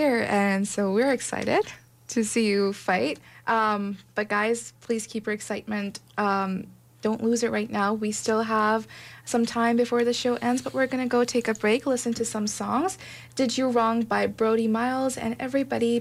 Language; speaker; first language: English; non-native, local second language; Urdu